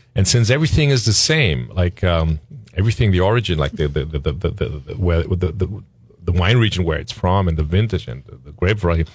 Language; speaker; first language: English; non-native, fluent; German